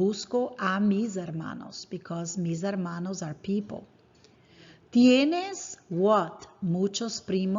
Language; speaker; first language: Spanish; non-native, fluent; English